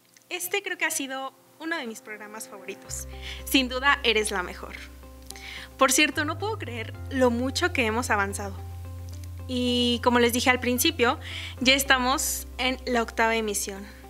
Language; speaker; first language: Spanish; native; Spanish